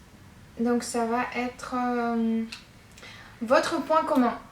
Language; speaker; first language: French; non-native, fluent; Russian